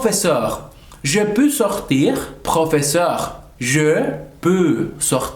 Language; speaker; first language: French; non-native, fluent; Spanish